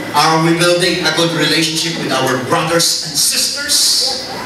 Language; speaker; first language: English; non-native, local second language; Filipino